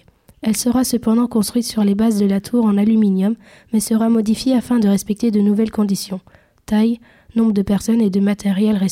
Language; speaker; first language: French; native; French